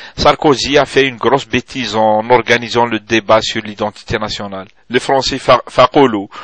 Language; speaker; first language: French; non-native, local second language; Arabic